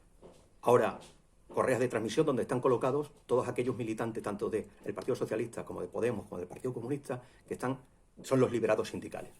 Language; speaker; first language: Spanish; native; Spanish